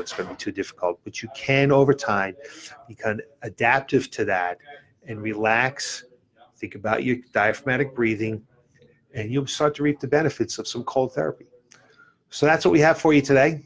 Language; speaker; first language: English; native; English